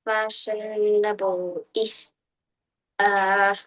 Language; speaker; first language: English; non-native, learner; Vietnamese